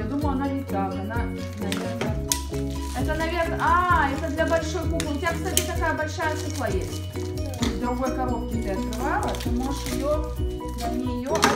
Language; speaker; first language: Russian; native; Russian